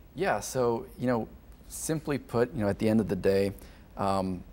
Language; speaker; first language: English; native; English